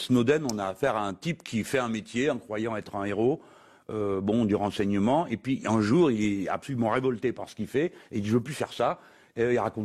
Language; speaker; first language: French; native; French